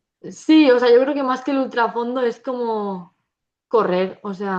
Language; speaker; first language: Spanish; native; Spanish